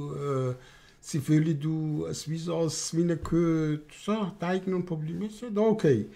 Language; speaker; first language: Danish; non-native, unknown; Persian